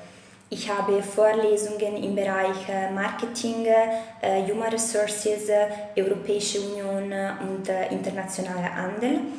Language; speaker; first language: German; non-native, fluent; Italian